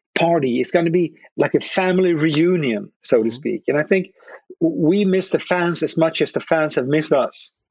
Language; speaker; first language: English; non-native, fluent; Swedish